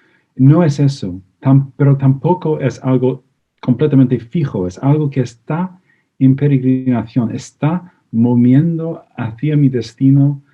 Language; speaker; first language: Spanish; non-native, fluent; English